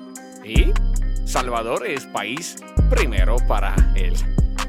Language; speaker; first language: Spanish; non-native, learner; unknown